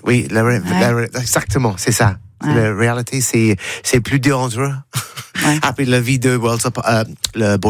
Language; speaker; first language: French; non-native, learner; English